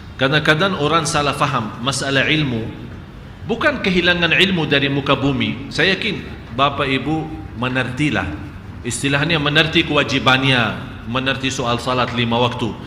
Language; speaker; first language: Malay; non-native, fluent; Arabic